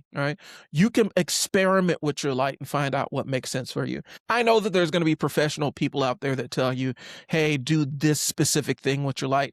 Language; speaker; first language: English; native; English